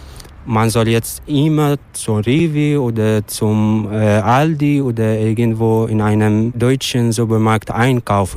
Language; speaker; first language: German; non-native, learner; Arabic